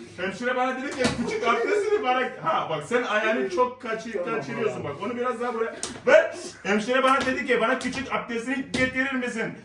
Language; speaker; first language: Turkish; non-native, fluent; Arabic